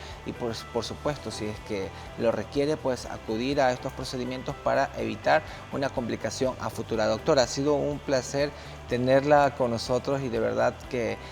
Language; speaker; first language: Spanish; native; Spanish